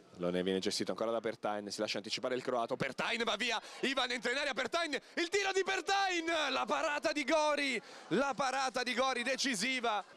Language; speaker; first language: Italian; native; Italian